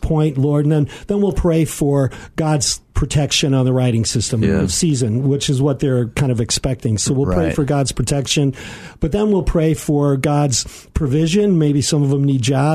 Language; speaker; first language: English; native; English